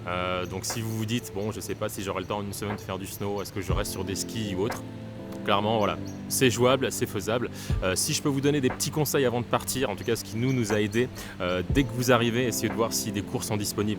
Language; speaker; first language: French; native; French